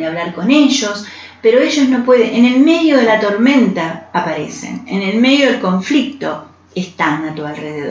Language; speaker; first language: Spanish; native; Spanish